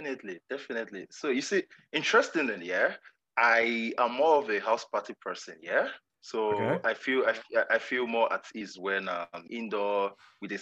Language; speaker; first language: English; non-native, local second language; Yoruba